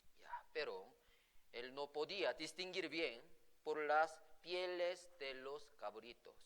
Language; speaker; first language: Spanish; non-native, fluent; Korean